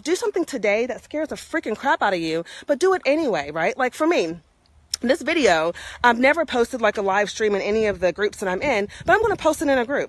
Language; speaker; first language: English; native; English